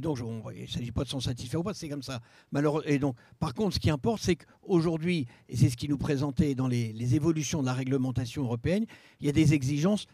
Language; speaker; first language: French; native; French